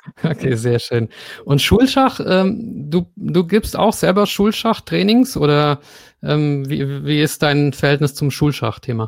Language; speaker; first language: German; native; German